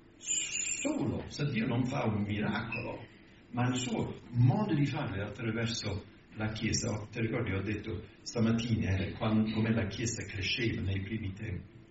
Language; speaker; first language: Italian; non-native, fluent; English